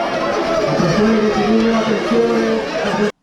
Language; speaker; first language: Italian; native; Italian